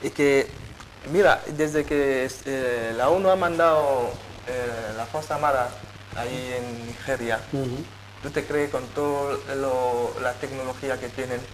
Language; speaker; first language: Spanish; non-native, fluent; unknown